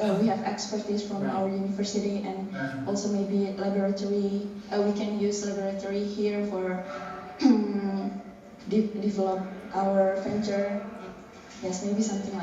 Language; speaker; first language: English; non-native, learner; Indonesian